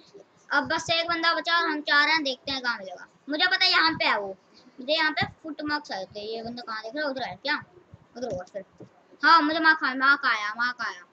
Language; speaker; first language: Hindi; native; Hindi